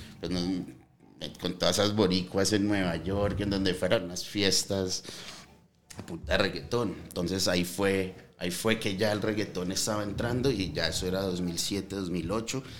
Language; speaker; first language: Spanish; early bilingual, heritage; Spanish